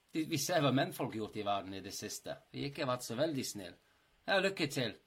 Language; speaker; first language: Norwegian; non-native, fluent; English